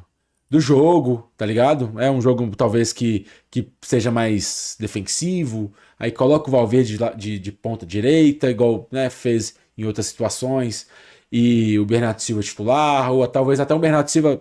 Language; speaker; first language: Portuguese; native; Portuguese